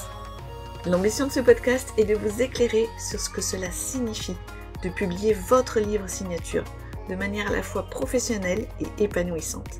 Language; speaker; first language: French; native; French